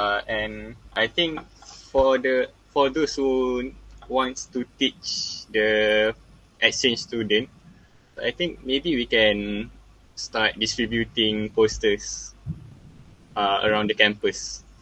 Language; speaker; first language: English; non-native, local second language; Malay